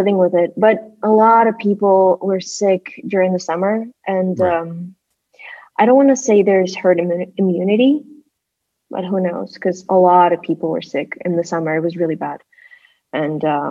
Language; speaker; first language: English; non-native, fluent; Russian